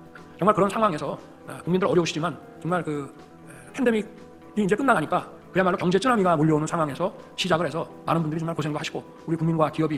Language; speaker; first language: Korean; native; Korean